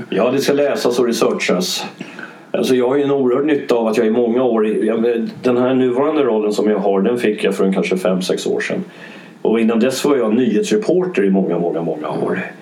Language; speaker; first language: Swedish; early bilingual, other home language; English